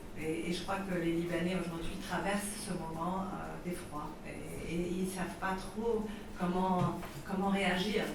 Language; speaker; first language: French; non-native, local second language; Arabic